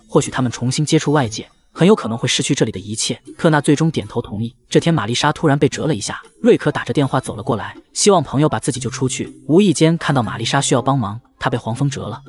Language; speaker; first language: Chinese; native; Chinese